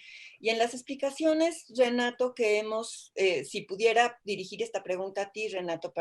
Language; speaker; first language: Spanish; native; Spanish